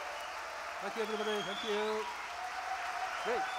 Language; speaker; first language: English; non-native, learner; Japanese